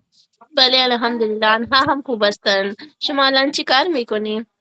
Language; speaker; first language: Persian; non-native, learner; Urdu